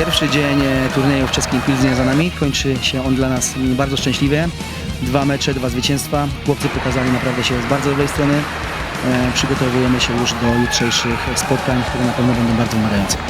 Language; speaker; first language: Polish; native; Polish